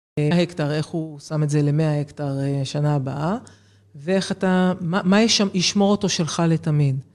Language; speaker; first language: Hebrew; native; Hebrew